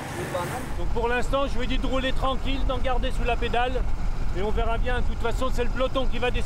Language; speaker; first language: French; native; French